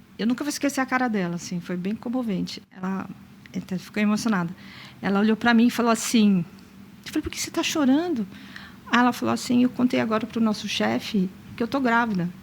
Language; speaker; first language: Portuguese; native; Portuguese